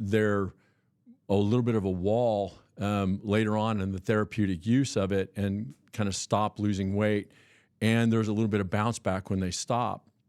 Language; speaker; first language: English; native; English